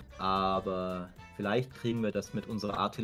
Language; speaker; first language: German; native; German